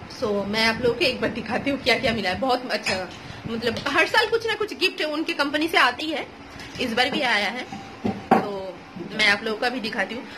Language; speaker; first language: Hindi; non-native, local second language; Bangla